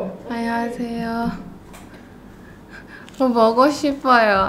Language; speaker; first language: Korean; non-native, learner; Indonesian